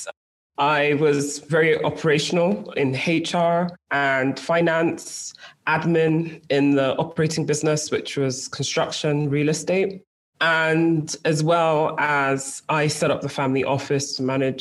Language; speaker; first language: English; native; English